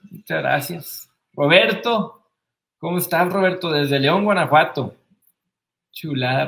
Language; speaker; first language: Spanish; native; Spanish